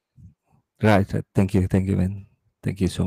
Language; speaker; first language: English; non-native, learner; Indonesian